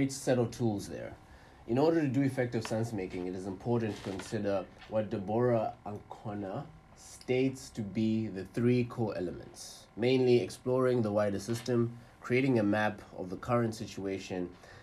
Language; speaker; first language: English; non-native, local second language; Nyanja